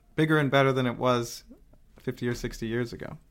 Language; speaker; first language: English; native; English